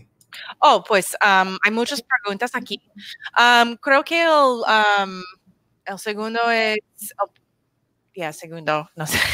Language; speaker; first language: Spanish; non-native, learner; English